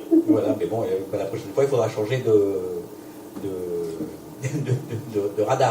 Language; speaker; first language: French; native; French